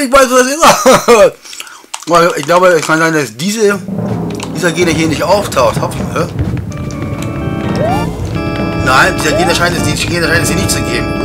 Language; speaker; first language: German; native; German